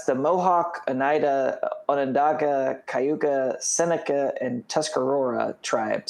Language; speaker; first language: English; native; English